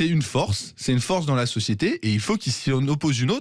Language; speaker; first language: French; native; French